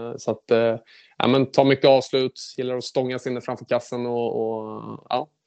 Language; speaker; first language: Swedish; native; Swedish